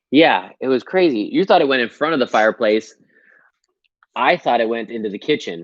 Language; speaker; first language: English; native; English